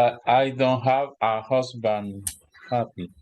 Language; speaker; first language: English; non-native, learner; Spanish